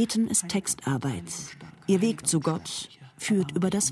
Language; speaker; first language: German; native; German